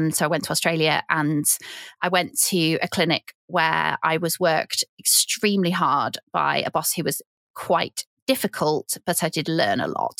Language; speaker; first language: English; native; English